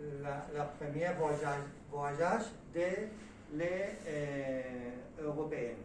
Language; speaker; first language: French; non-native, learner; Spanish